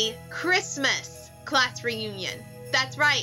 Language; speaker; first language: English; native; English